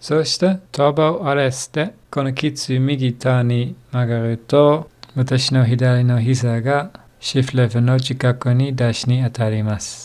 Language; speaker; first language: Japanese; non-native, learner; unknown